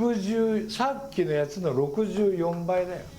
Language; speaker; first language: Japanese; native; Japanese